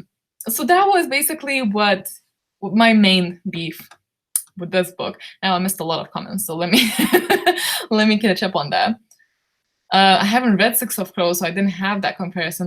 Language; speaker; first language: English; non-native, fluent; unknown